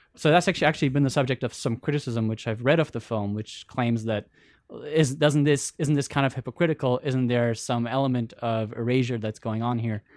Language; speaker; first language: English; early bilingual, other home language; Arabic